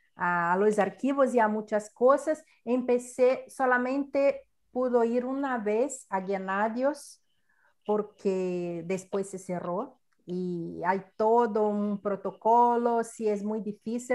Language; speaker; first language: Spanish; non-native, learner; Portuguese